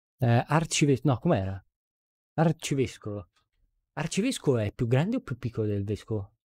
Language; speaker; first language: Italian; native; Italian